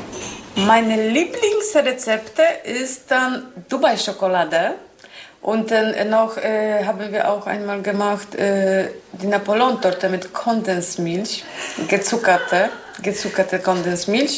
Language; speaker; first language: German; non-native, learner; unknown